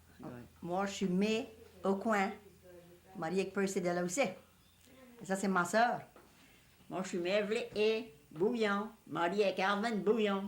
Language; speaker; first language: French; native; French